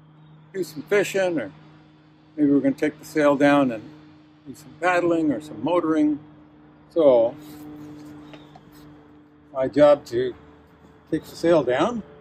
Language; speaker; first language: English; native; English